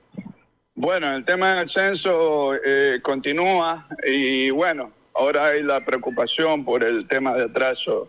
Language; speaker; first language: Spanish; native; Spanish